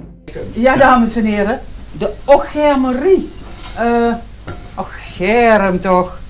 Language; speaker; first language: Dutch; native; Dutch